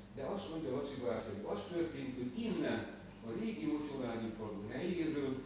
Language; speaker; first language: Hungarian; native; Hungarian